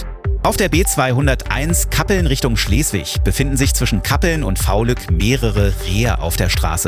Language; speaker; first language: German; native; German